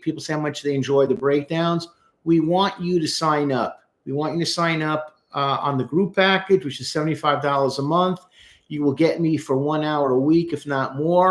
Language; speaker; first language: English; native; English